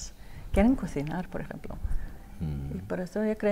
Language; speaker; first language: Spanish; non-native, learner; Danish